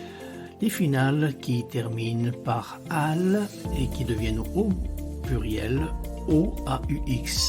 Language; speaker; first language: French; non-native, fluent; Italian